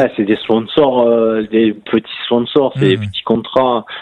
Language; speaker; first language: French; native; French